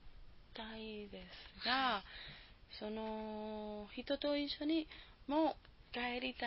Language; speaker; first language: Japanese; non-native, learner; Spanish